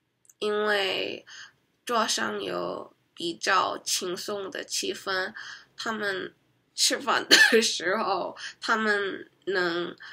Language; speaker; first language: Chinese; non-native, learner; Korean